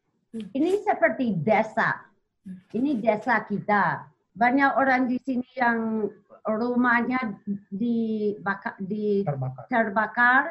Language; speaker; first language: Indonesian; non-native, learner; English